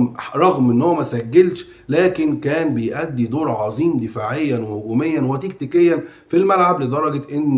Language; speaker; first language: Arabic; native; Arabic